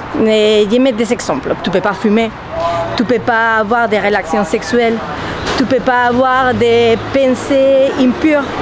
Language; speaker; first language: French; non-native, fluent; Spanish